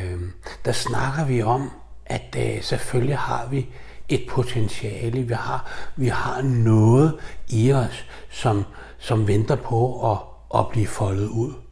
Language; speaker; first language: Danish; native; Danish